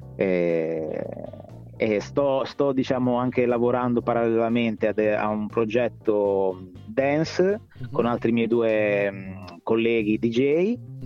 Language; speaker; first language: Italian; native; Italian